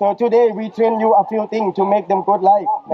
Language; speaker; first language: English; non-native, learner; Thai